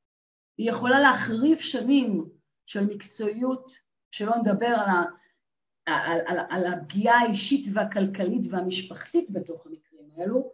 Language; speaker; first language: Hebrew; native; Hebrew